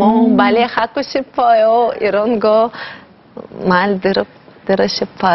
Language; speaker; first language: Korean; non-native, learner; Ukrainian